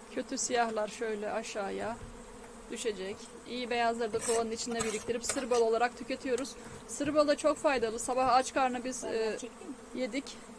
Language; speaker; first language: Turkish; native; Turkish